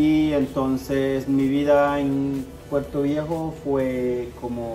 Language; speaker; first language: Spanish; non-native, local second language; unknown